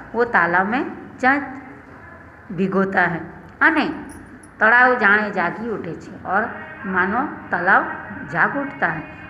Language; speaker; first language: Hindi; non-native, local second language; Gujarati